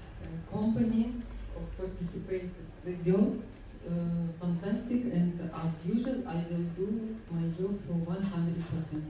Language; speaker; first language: English; non-native, learner; Russian